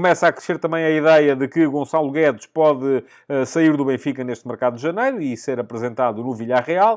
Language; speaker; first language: Portuguese; native; Portuguese